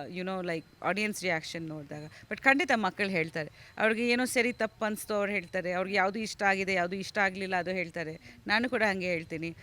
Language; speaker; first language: Kannada; non-native, fluent; Bangla